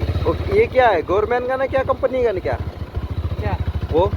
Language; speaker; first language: Hindi; non-native, learner; Malay